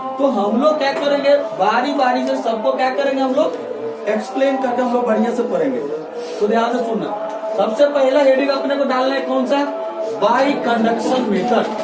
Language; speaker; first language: Hindi; native; Hindi